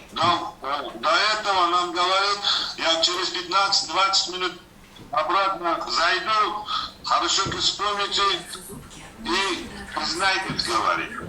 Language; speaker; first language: Russian; non-native, learner; Uzbek